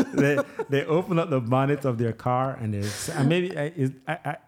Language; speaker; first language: English; non-native, local second language; Igbo